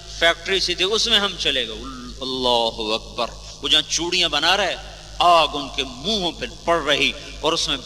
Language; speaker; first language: Urdu; non-native, local second language; Punjabi